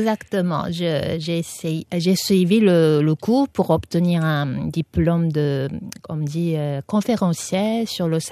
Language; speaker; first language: French; non-native, fluent; Japanese